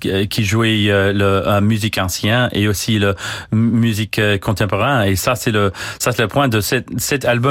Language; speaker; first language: French; non-native, learner; English